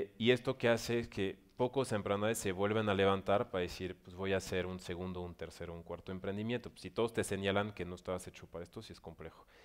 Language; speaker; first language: Spanish; non-native, fluent; French